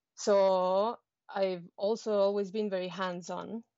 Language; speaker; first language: English; non-native, fluent; Spanish